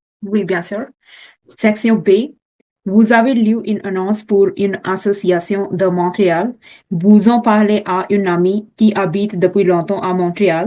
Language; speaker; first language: French; non-native, learner; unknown